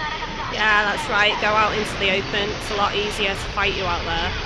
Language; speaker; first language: English; native; English